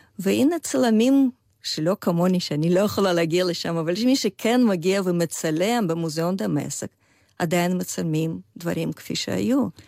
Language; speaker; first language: Hebrew; non-native, fluent; Russian